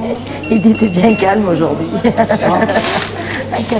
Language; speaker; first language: French; native; French